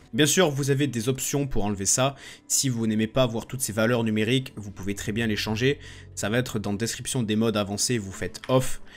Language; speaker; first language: French; native; French